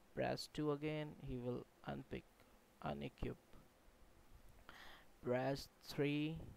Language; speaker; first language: English; non-native, local second language; Hindi